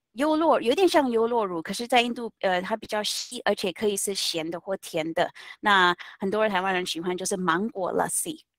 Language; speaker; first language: Chinese; non-native, fluent; Hindi